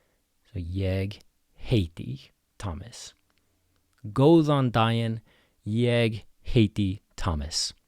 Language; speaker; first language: Icelandic; non-native, fluent; English